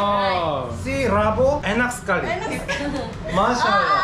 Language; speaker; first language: Indonesian; non-native, learner; Korean